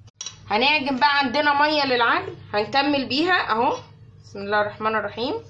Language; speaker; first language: Arabic; native; Arabic